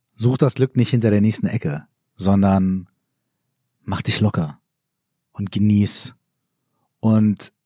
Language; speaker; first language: German; native; German